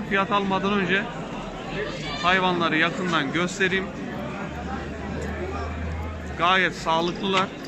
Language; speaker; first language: Turkish; native; Turkish